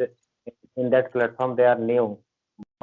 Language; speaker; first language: English; non-native, learner; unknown